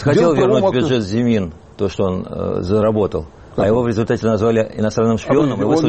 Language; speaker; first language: Russian; native; Russian